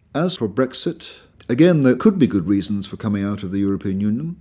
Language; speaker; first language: English; native; English